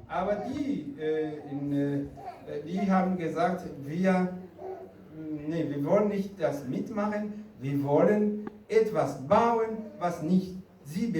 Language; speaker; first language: German; non-native, fluent; Rundi